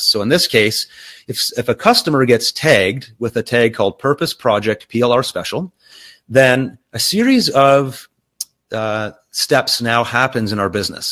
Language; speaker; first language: English; native; English